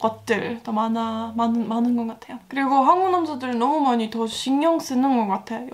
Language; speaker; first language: Korean; non-native, fluent; Estonian